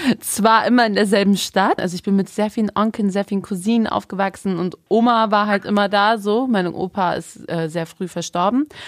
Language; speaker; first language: German; native; German